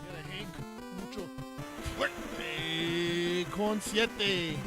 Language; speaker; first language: Spanish; non-native, learner; English